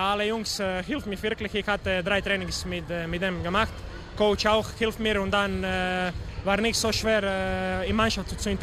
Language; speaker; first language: German; non-native, learner; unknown